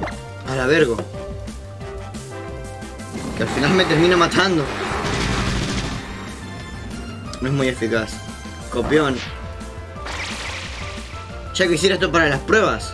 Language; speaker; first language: Spanish; native; Spanish